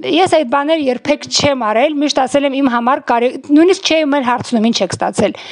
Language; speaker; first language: Armenian; native; Armenian